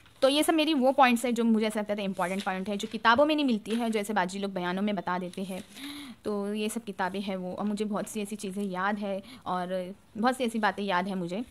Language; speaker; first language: Urdu; native; Urdu